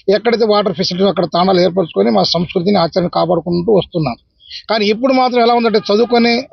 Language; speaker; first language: Telugu; non-native, local second language; Lambadi